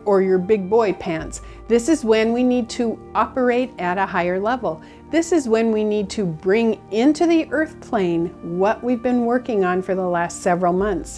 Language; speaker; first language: English; native; English